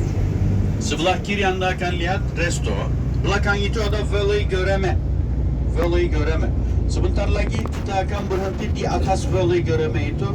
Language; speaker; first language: Indonesian; non-native, fluent; Turkish